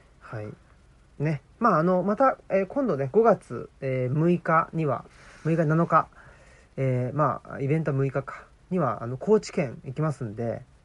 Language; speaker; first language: Japanese; native; Japanese